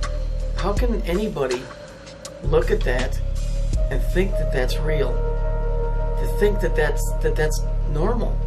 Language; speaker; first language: English; native; English